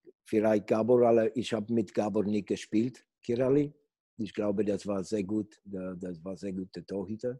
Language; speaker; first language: German; non-native, fluent; Polish